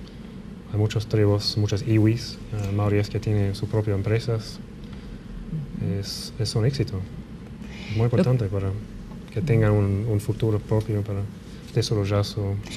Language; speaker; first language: Spanish; non-native, fluent; English